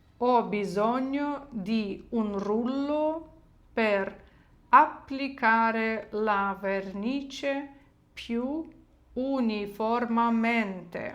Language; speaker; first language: Italian; non-native, fluent; Ukrainian